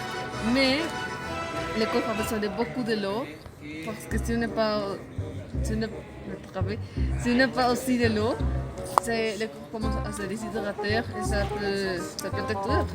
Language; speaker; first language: French; non-native, learner; Spanish